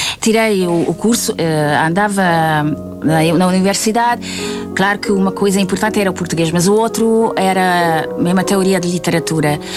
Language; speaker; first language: Portuguese; non-native, fluent; Hungarian